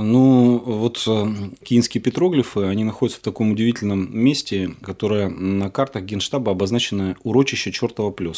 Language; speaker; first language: Russian; native; Russian